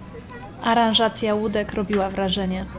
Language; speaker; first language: Polish; native; Polish